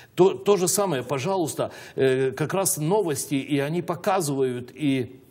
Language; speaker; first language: Russian; native; Russian